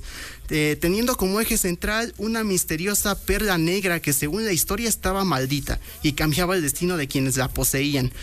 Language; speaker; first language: Spanish; native; Spanish